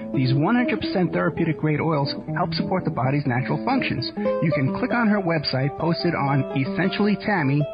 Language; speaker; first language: English; native; English